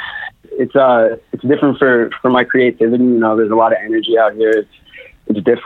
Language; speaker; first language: English; native; English